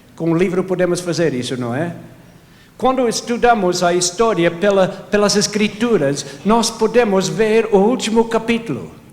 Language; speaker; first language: Portuguese; non-native, fluent; English